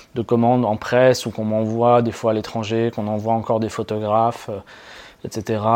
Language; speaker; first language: French; native; French